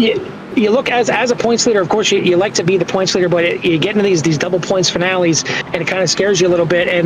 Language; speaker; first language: English; native; English